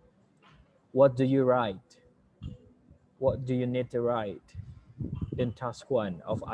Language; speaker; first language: English; non-native, fluent; Indonesian